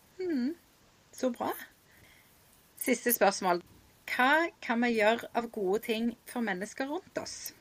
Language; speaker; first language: Norwegian; native; Norwegian